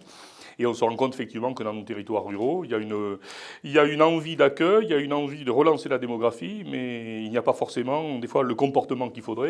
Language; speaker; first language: French; native; French